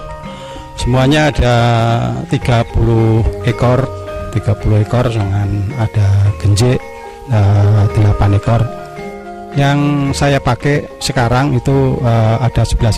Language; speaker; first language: Indonesian; non-native, local second language; Javanese